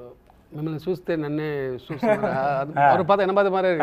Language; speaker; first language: Telugu; non-native, local second language; Tamil